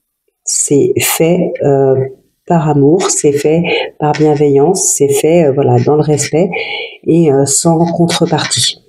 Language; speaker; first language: French; native; French